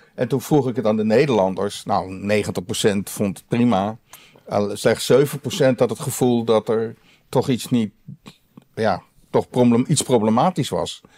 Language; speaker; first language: Dutch; native; Dutch